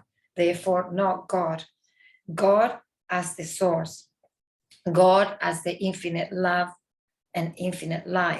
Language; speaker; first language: English; non-native, fluent; Spanish